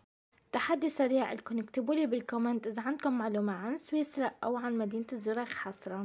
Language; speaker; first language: Arabic; native; Arabic